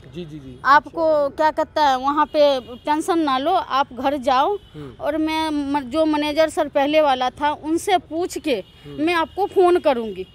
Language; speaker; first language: Hindi; native; Hindi